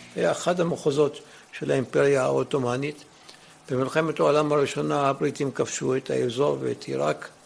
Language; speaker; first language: Hebrew; early bilingual, other home language; Arabic